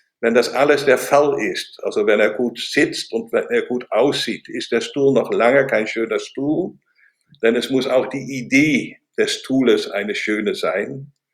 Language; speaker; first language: German; non-native, fluent; Dutch